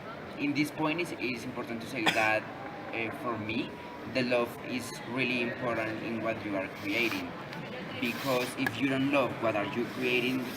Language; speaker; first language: English; non-native, learner; Spanish